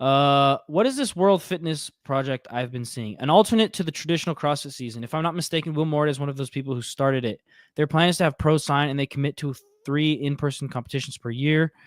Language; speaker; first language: English; native; English